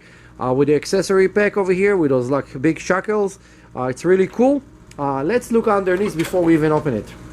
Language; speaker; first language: English; non-native, fluent; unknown